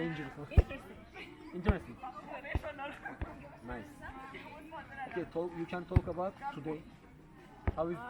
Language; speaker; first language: English; non-native, learner; Turkish